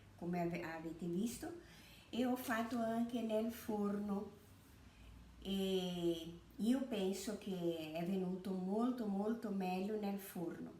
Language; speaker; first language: Italian; non-native, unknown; Portuguese